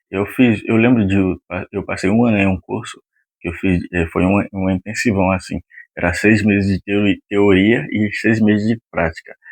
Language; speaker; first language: Portuguese; non-native, fluent; Haitian Creole